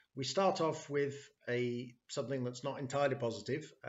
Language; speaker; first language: English; native; English